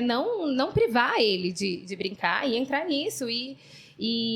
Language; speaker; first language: Portuguese; native; Portuguese